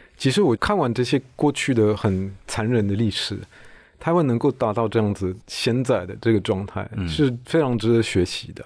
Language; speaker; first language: Chinese; non-native, fluent; French